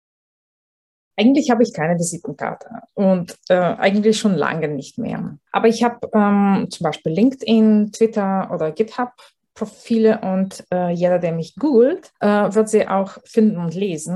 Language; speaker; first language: German; non-native, fluent; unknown